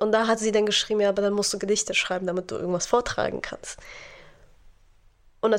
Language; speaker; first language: German; non-native, fluent; Arabic